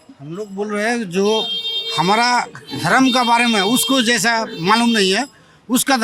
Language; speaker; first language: Hindi; non-native, local second language; Bangla